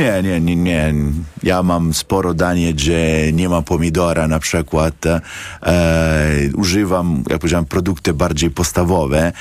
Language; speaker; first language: Polish; non-native, learner; Italian